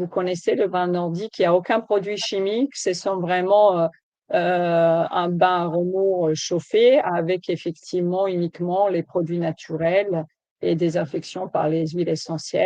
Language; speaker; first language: French; native; French